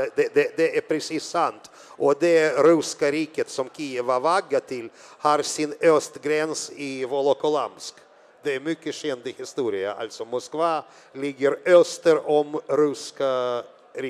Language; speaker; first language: Swedish; non-native, fluent; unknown